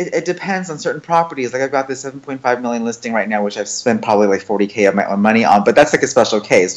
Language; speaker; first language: English; early bilingual, other home language; Chinese